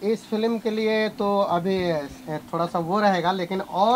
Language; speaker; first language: Hindi; native; Hindi